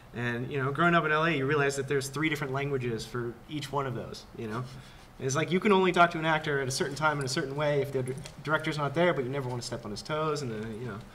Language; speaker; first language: English; native; English